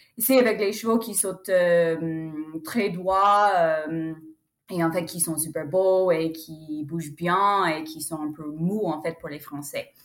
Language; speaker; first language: French; non-native, fluent; English